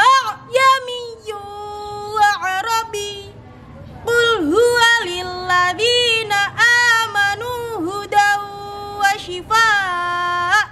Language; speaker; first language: Arabic; non-native, learner; Indonesian